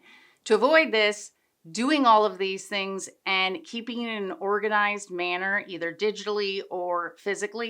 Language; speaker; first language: English; native; English